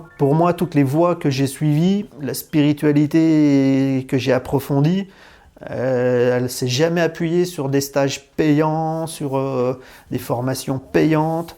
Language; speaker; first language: French; native; French